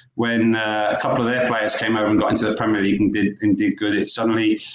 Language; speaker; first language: English; native; English